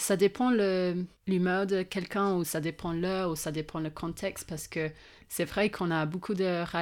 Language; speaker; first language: French; non-native, fluent; English